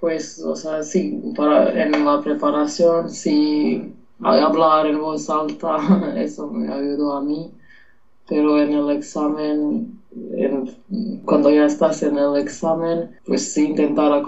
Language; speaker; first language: Spanish; non-native, fluent; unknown